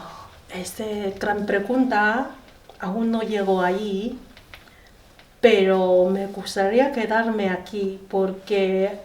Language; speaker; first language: Spanish; non-native, learner; Chinese